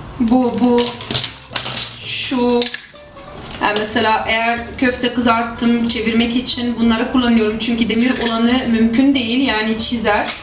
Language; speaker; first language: Turkish; non-native, fluent; Arabic